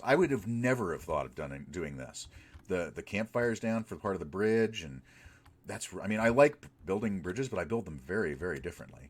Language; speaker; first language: English; native; English